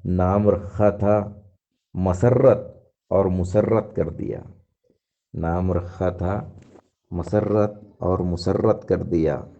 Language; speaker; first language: Urdu; native; Urdu